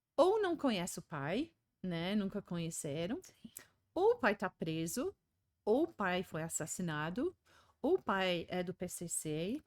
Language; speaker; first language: Portuguese; non-native, fluent; English